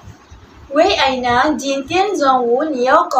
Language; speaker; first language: Chinese; non-native, learner; Malay